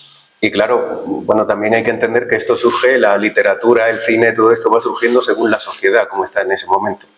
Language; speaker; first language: Spanish; native; Spanish